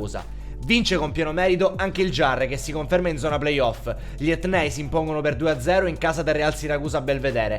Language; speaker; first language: Italian; native; Italian